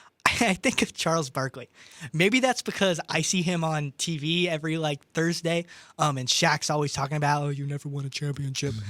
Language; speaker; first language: English; native; English